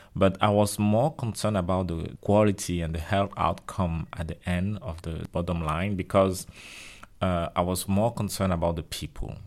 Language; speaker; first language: English; non-native, local second language; French